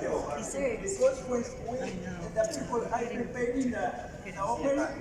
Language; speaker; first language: English; non-native, learner; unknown